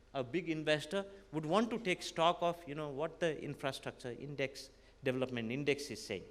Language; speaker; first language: English; non-native, local second language; Nepali